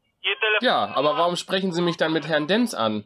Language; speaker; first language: German; native; German